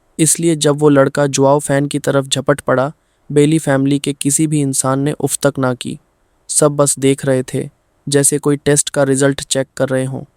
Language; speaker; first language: Hindi; non-native, fluent; Bangla